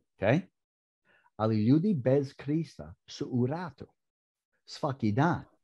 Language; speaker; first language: Croatian; early bilingual, heritage; Croatian